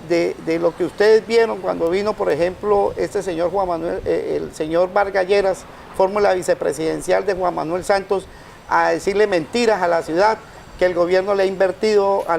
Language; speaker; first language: Spanish; native; Spanish